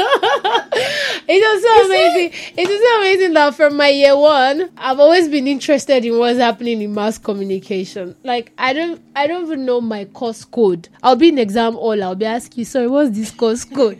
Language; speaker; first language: English; non-native, local second language; Nigerian Pidgin